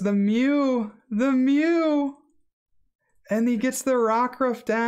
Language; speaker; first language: English; native; English